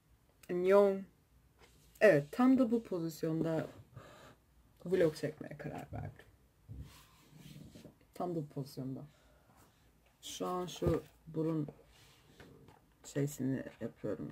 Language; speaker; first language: Turkish; native; Turkish